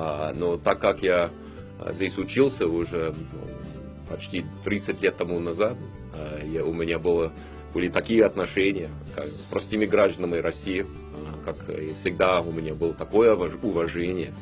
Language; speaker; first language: Russian; non-native, fluent; English